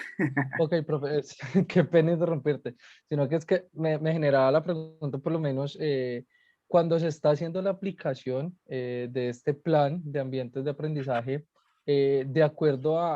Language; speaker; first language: Spanish; native; Spanish